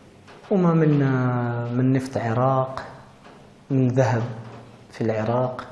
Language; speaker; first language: Arabic; early bilingual, heritage; Arabic